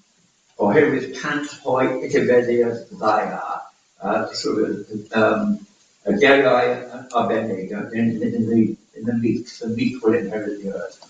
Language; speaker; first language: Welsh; non-native, learner; English